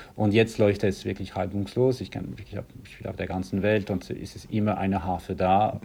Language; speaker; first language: German; non-native, fluent; French